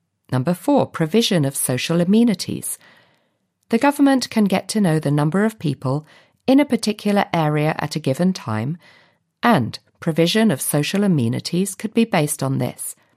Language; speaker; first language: English; native; English